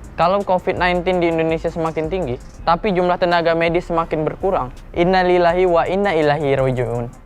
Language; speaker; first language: Indonesian; native; Indonesian